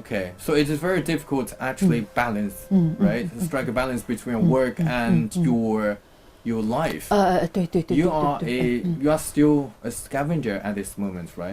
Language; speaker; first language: English; non-native, fluent; Chinese